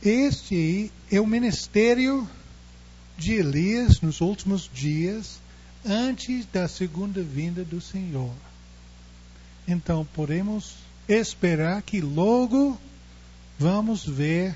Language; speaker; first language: Portuguese; non-native, fluent; English